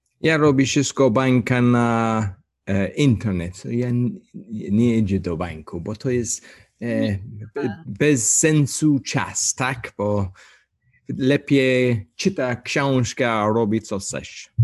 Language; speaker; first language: Polish; non-native, learner; English